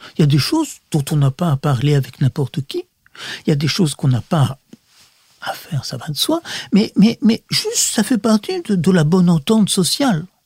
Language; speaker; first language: French; early bilingual, other home language; Russian